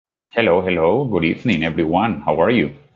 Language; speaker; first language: English; non-native, fluent; Spanish